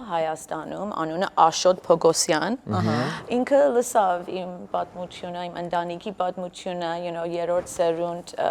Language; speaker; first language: Armenian; early bilingual, other home language; English